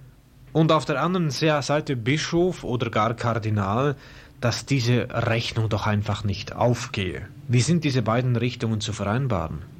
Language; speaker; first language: German; native; German